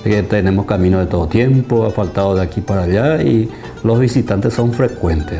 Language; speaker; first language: Spanish; native; Spanish